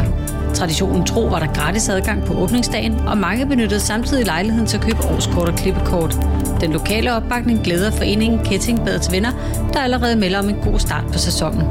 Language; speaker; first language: Danish; native; Danish